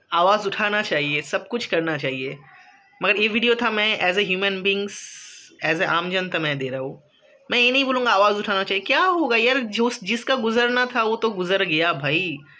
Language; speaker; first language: Hindi; non-native, local second language; Bangla